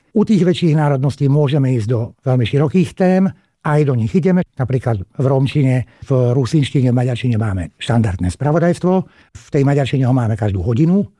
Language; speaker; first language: Slovak; non-native, local second language; Hungarian